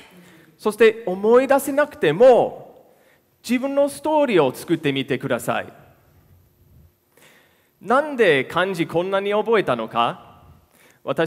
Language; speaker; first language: Japanese; non-native, fluent; English